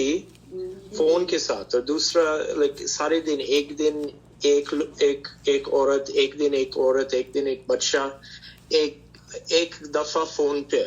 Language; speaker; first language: Hindi; early bilingual, heritage; Hindi